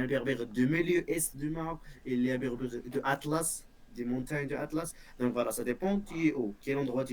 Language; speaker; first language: French; non-native, local second language; Berber languages